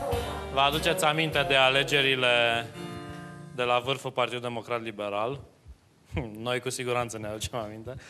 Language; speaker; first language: Romanian; native; Romanian